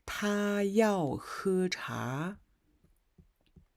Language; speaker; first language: Chinese; non-native, fluent; Mongolian